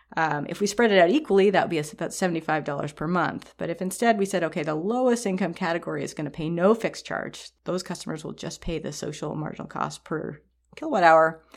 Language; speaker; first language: English; native; English